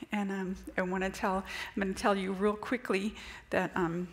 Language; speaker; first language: English; native; English